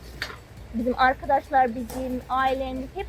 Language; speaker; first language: Turkish; non-native, learner; Urdu